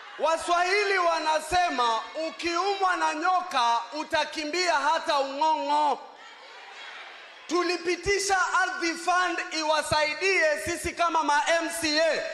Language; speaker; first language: Swahili; native; Swahili